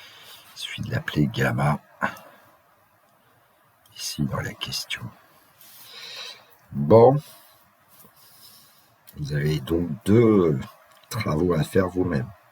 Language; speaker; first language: French; native; French